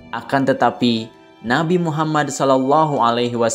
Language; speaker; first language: Indonesian; native; Indonesian